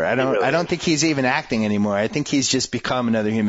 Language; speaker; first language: English; native; English